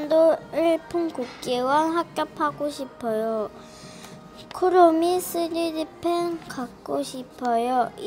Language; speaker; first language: Korean; early bilingual, other home language; Mongolian